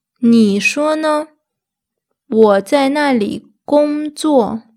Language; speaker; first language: Chinese; non-native, fluent; Russian